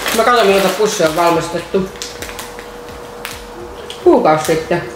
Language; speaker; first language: Finnish; native; Finnish